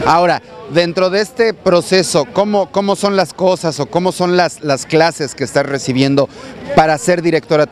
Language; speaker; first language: Spanish; native; Spanish